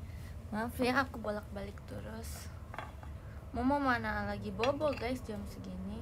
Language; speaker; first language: Indonesian; native; Indonesian